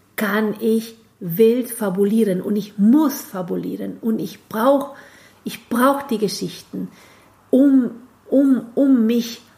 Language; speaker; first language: German; non-native, fluent; Spanish